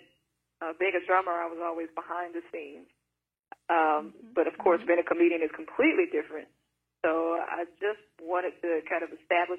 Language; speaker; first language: English; native; English